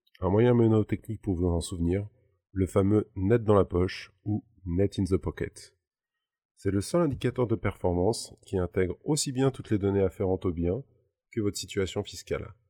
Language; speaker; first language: French; native; French